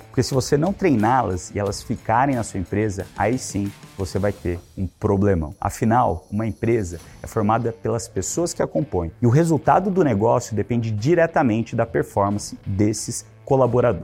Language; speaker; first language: Portuguese; native; Portuguese